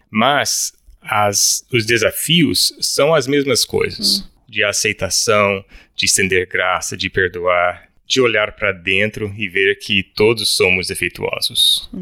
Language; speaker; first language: Portuguese; early bilingual, other home language; English